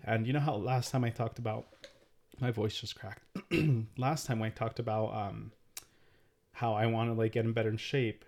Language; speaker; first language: English; early bilingual, other home language; Spanish